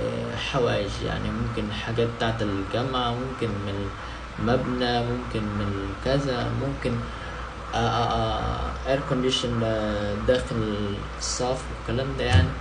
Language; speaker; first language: Arabic; non-native, fluent; Indonesian